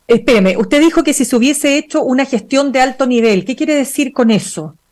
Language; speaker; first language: Spanish; native; Spanish